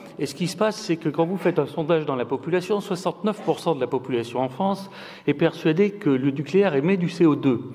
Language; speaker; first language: French; native; French